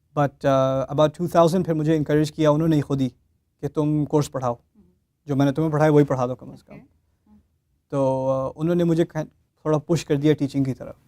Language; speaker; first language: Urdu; early bilingual, heritage; Urdu